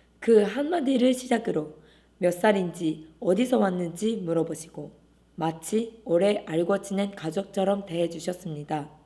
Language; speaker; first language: Korean; non-native, fluent; Japanese